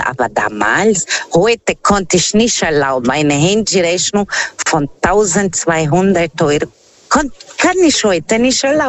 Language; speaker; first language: German; non-native, learner; Portuguese